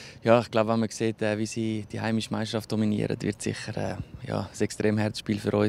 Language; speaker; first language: German; native; German